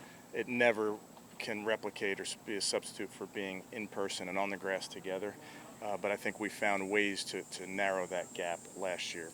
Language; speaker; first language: English; native; English